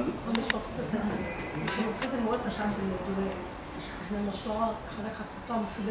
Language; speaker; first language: Arabic; native; Arabic